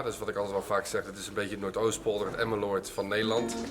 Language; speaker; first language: Dutch; native; Dutch